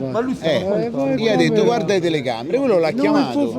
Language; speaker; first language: Italian; native; Italian